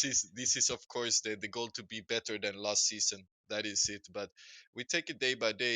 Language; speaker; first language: English; non-native, fluent; Swedish